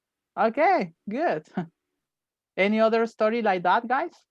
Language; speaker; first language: English; non-native, fluent; Spanish